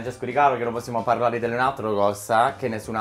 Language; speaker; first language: Italian; early bilingual, heritage; English